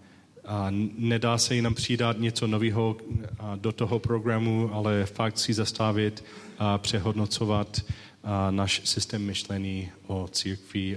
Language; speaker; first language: Czech; non-native, learner; English